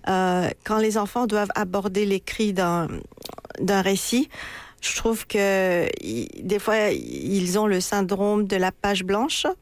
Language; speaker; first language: French; non-native, local second language; Morisyen